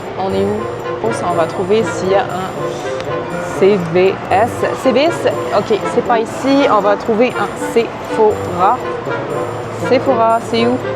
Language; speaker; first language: French; early bilingual, other home language; Arabic